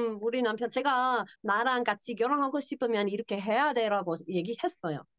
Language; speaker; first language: Korean; non-native, learner; English